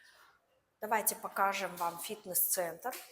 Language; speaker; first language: Russian; native; Russian